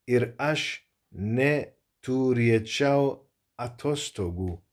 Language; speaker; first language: Lithuanian; non-native, learner; Turkish